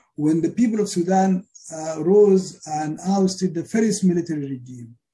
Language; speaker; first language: English; non-native, fluent; Arabic